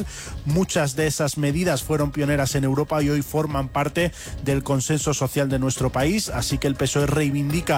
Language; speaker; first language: Spanish; native; Spanish